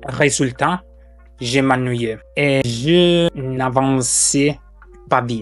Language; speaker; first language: French; non-native, fluent; German